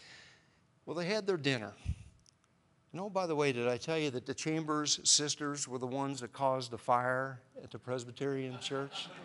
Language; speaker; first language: English; native; English